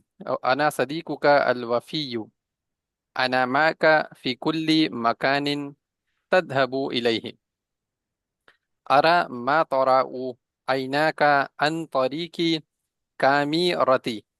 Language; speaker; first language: Arabic; non-native, learner; Hindi